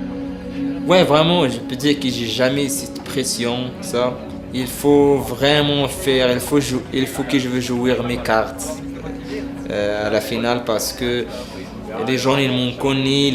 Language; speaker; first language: French; non-native, learner; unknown